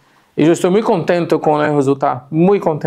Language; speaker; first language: Spanish; non-native, fluent; Portuguese